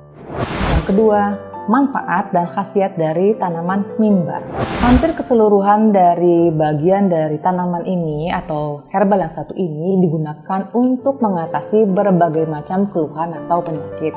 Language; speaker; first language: Indonesian; native; Indonesian